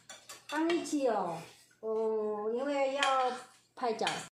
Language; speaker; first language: Chinese; non-native, fluent; Indonesian